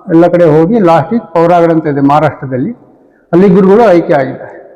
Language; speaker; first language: Kannada; non-native, local second language; Lambadi